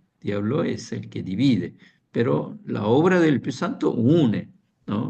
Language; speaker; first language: Spanish; non-native, fluent; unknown